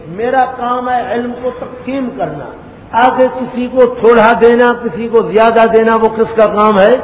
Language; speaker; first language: Urdu; non-native, local second language; Saraiki